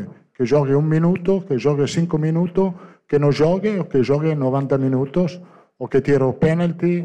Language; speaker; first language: Portuguese; non-native, fluent; Italian